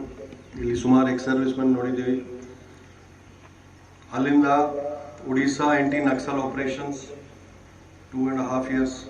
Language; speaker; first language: Kannada; non-native, fluent; Hindi